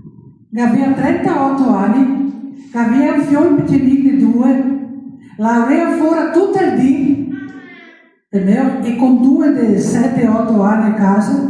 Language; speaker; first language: Italian; non-native, local second language; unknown